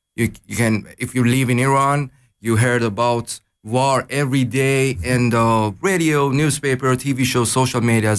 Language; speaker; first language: English; non-native, learner; Persian